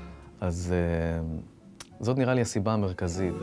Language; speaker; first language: Hebrew; native; Hebrew